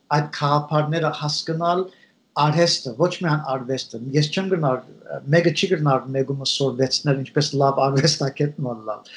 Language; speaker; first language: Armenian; early bilingual, heritage; Armenian